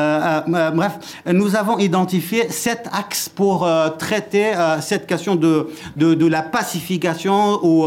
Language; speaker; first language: French; non-native, fluent; Kurdish